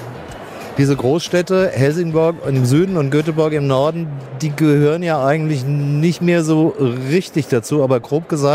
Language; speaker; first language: German; native; German